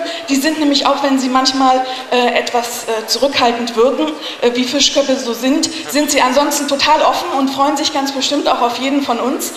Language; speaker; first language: German; native; German